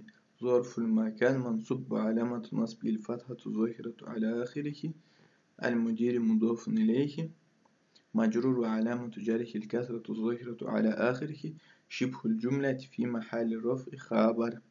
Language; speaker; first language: Arabic; non-native, fluent; Russian